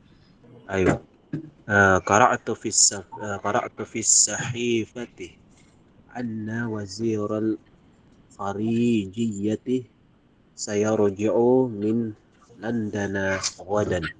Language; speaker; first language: Arabic; non-native, learner; Filipino